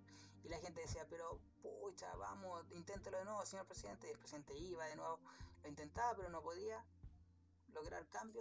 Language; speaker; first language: Spanish; native; Spanish